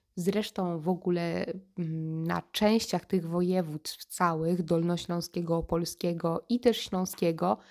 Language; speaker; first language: Polish; native; Polish